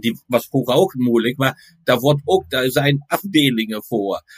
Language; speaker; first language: Dutch; non-native, fluent; German